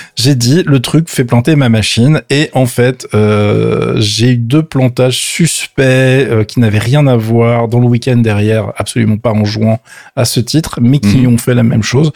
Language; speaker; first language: French; native; French